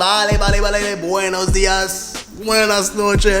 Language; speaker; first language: Spanish; non-native, learner; French